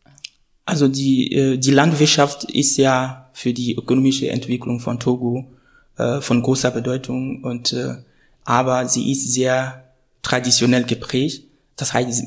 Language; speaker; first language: German; non-native, fluent; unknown